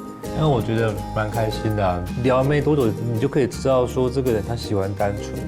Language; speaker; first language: Chinese; native; Chinese